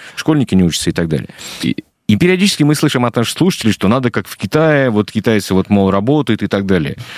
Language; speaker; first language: Russian; native; Russian